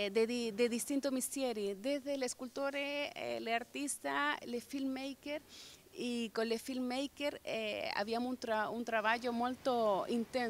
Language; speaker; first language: Italian; non-native, fluent; Spanish